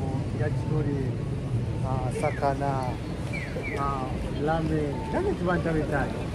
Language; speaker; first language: Japanese; non-native, learner; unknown